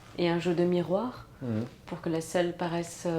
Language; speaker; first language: French; native; French